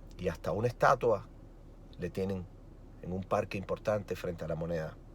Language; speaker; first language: Spanish; native; Spanish